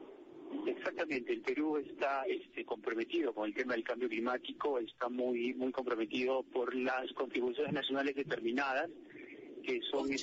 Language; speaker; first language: Spanish; native; Spanish